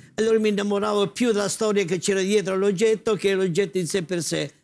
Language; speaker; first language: Italian; native; Italian